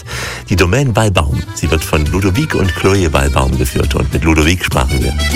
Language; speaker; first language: German; native; German